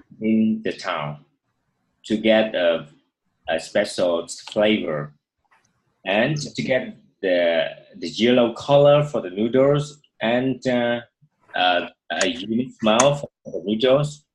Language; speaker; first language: English; non-native, learner; Vietnamese